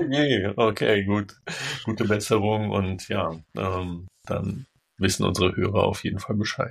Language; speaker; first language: German; native; German